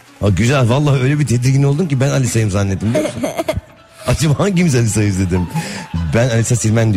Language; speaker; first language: Turkish; native; Turkish